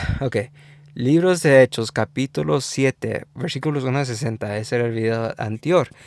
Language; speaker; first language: Spanish; early bilingual, heritage; English